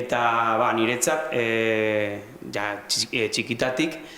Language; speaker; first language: Basque; non-native, local second language; Spanish